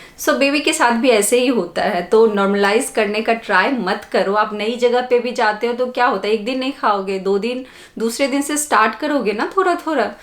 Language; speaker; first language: Hindi; native; Hindi